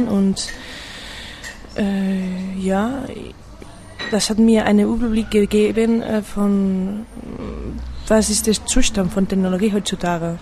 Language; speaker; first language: German; non-native, fluent; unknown